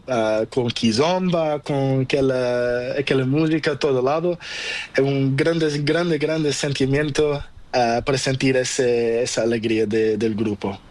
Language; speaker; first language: Spanish; non-native, learner; Portuguese